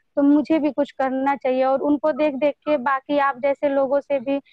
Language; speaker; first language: Hindi; native; Hindi